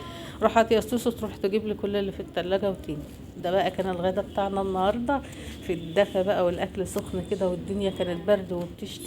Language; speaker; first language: Arabic; native; Arabic